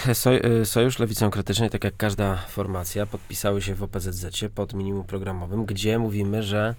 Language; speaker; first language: Polish; native; Polish